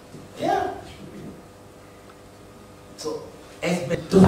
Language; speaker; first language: German; non-native, learner; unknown